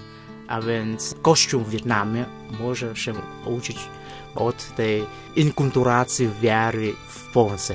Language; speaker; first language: Polish; non-native, fluent; Vietnamese